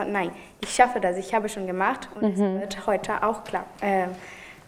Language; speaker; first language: German; non-native, fluent; Portuguese